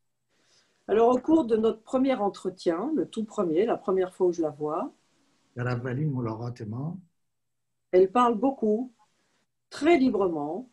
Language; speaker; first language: French; native; French